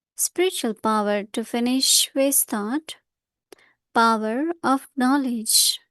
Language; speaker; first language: English; non-native, local second language; Hindi